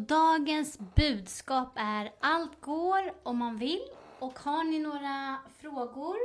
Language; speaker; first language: Swedish; native; Swedish